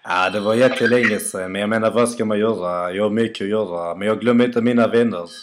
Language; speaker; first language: Swedish; native; Swedish